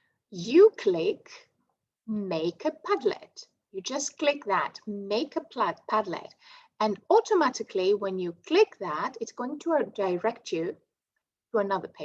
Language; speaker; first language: English; non-native, fluent; Greek